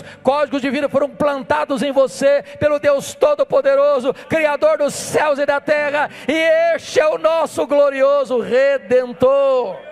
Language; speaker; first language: Portuguese; native; Portuguese